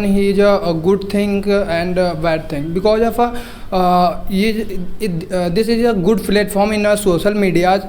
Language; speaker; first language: English; non-native, learner; Hindi